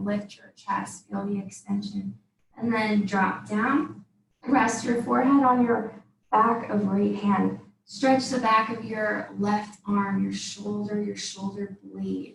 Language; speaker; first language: English; native; English